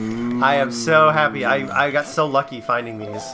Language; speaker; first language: English; native; English